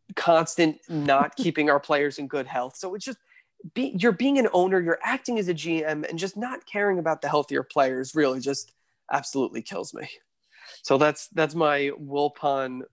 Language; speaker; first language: English; native; English